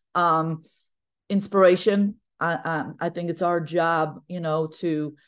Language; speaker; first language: English; non-native, fluent; Polish